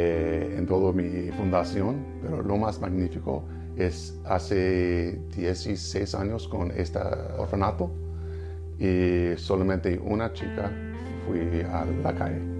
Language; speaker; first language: Spanish; non-native, learner; English